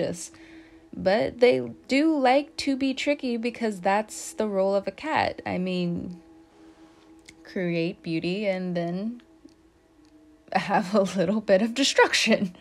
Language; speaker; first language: English; native; English